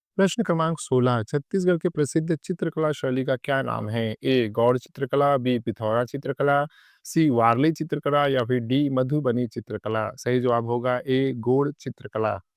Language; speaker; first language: Hindi; native; Hindi